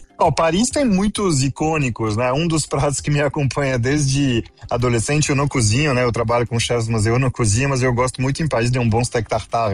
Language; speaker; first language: Portuguese; non-native, fluent; French